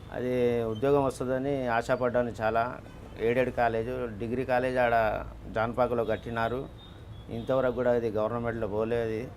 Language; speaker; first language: Telugu; non-native, local second language; Urdu